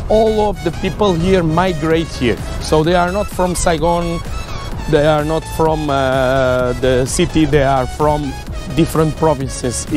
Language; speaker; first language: English; non-native, fluent; Portuguese